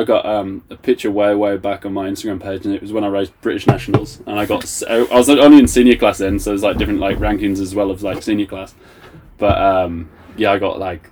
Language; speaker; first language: English; native; English